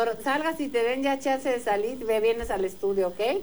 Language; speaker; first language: Spanish; native; Spanish